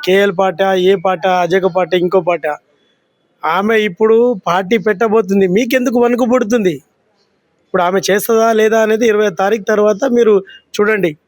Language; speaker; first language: Telugu; non-native, local second language; Lambadi